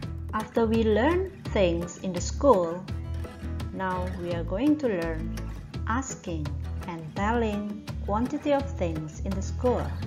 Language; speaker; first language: English; non-native, fluent; Indonesian